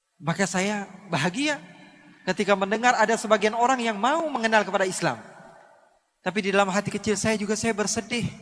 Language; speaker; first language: Indonesian; native; Indonesian